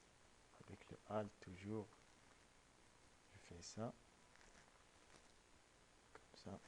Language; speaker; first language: French; non-native, local second language; Arabic